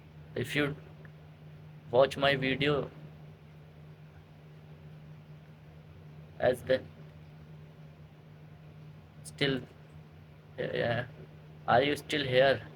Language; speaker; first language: English; non-native, learner; Hindi